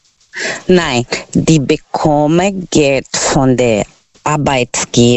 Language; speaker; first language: German; non-native, learner; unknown